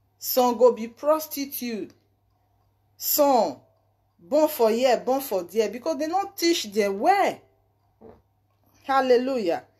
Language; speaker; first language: Nigerian Pidgin; native; Nigerian Pidgin